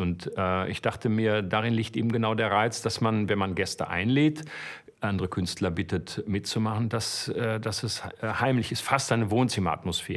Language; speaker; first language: German; native; German